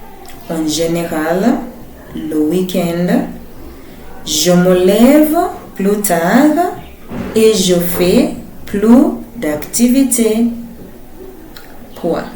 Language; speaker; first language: French; non-native, fluent; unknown